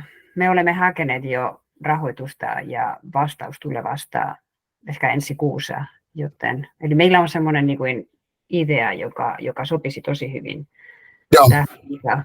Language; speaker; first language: Finnish; non-native, fluent; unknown